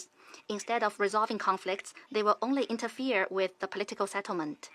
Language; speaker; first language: English; non-native, fluent; Chinese